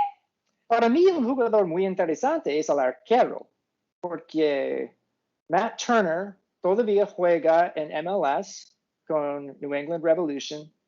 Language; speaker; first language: Spanish; non-native, fluent; English